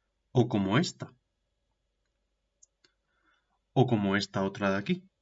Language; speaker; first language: Spanish; native; Spanish